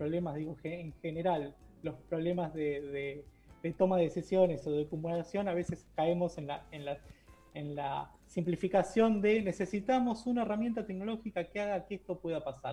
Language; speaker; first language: Spanish; native; Spanish